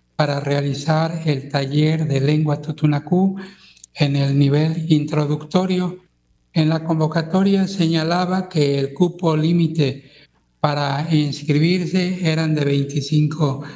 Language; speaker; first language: Spanish; non-native, local second language; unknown